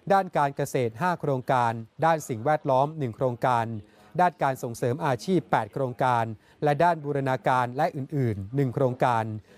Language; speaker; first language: Thai; native; Thai